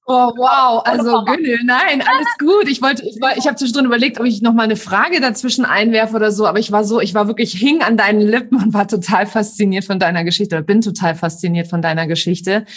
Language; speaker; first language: German; native; German